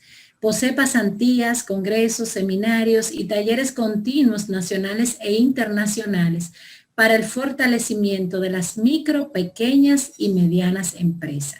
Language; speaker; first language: Spanish; native; Spanish